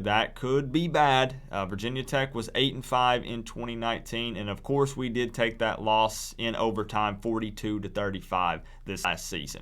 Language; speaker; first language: English; native; English